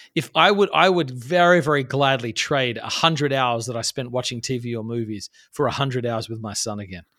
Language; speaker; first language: English; native; English